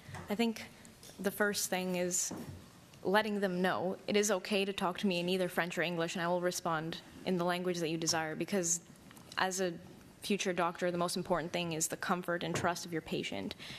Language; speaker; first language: English; native; English